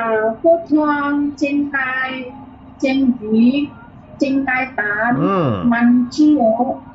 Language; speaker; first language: Cantonese; non-native, learner; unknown